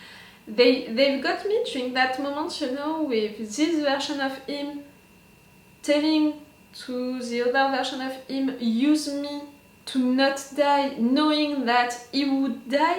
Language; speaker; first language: English; non-native, fluent; French